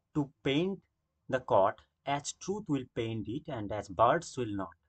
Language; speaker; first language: English; non-native, local second language; Bangla